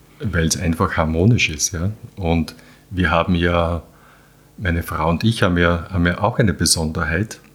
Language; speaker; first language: German; native; German